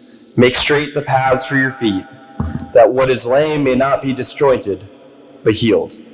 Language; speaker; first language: English; native; English